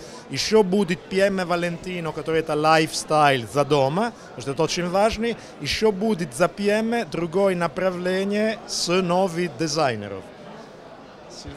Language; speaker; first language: Russian; non-native, learner; Italian